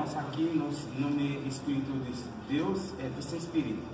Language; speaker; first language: Portuguese; non-native, learner; Haitian Creole